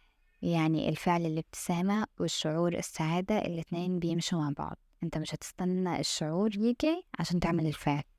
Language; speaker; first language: Arabic; native; Arabic